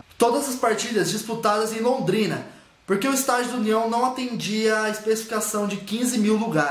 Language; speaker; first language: Portuguese; native; Portuguese